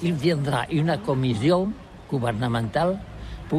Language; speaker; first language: French; non-native, learner; Catalan